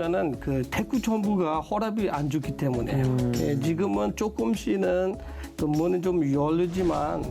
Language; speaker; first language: Korean; non-native, learner; S'gaw Karen